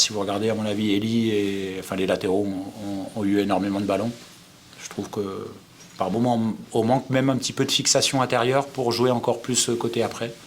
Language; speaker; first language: French; native; French